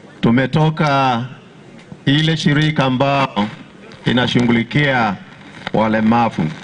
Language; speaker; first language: Swahili; non-native, local second language; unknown